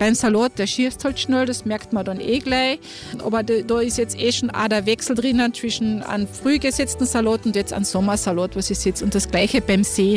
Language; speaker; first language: German; native; German